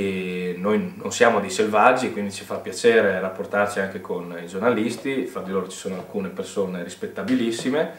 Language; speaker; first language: Italian; native; Italian